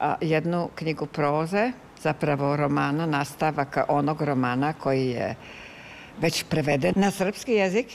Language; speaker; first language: Serbian; non-native, local second language; Hungarian